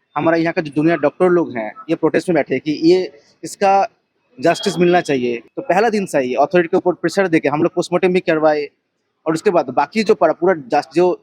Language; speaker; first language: Hindi; non-native, local second language; Bangla